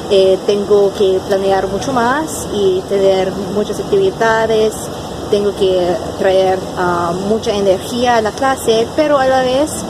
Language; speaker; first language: Spanish; non-native, fluent; English